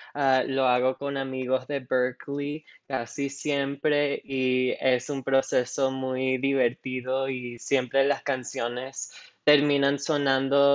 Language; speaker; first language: Spanish; non-native, local second language; English